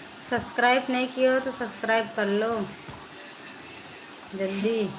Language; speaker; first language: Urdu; non-native, local second language; Awadhi